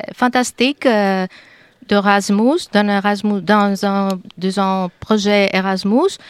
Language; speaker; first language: French; non-native, learner; Greek